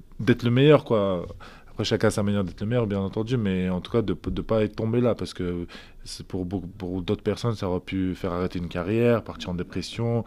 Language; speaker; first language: French; early bilingual, other home language; Azerbaijani